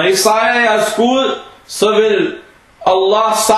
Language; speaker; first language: Danish; non-native, fluent; Arabic